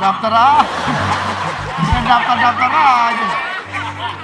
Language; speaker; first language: Indonesian; native; Indonesian